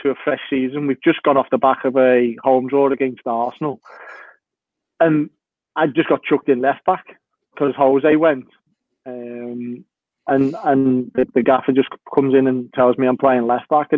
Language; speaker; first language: English; native; English